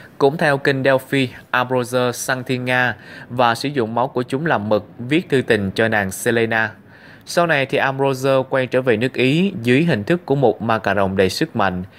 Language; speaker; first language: Vietnamese; native; Vietnamese